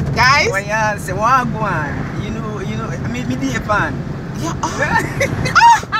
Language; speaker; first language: English; non-native, local second language; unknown